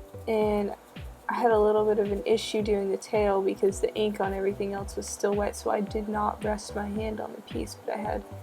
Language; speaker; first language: English; native; English